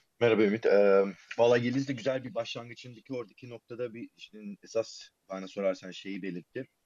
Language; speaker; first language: Turkish; early bilingual, heritage; Turkish